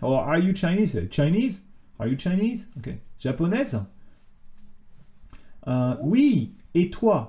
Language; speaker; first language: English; non-native, fluent; French